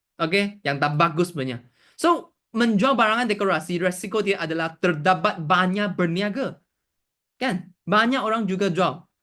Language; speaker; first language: Malay; non-native, local second language; Chinese